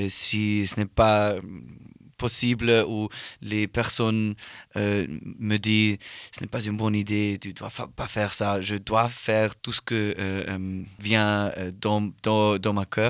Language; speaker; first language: French; non-native, learner; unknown